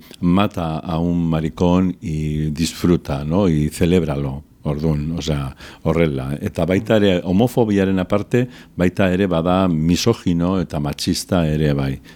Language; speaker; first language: Basque; non-native, local second language; Spanish